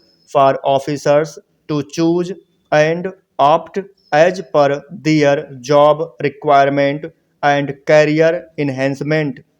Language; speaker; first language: English; non-native, local second language; Hindi